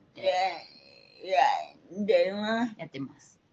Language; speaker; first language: Japanese; non-native, fluent; English